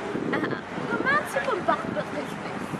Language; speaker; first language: French; non-native, learner; Spanish